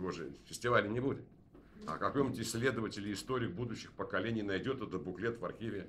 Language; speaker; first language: Russian; native; Russian